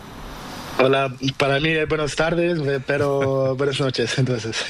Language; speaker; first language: Spanish; non-native, learner; Portuguese